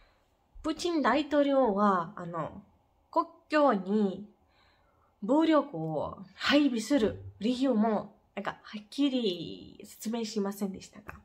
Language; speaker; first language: Japanese; non-native, fluent; Ukrainian